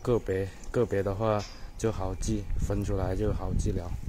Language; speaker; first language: Chinese; non-native, local second language; Cantonese